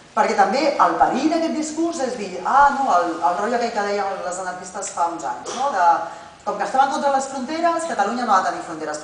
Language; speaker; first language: Catalan; non-native, local second language; Spanish